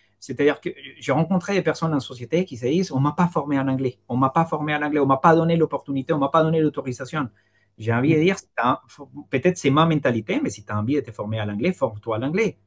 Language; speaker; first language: French; non-native, fluent; Spanish